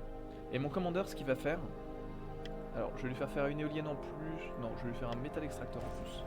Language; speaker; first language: French; native; French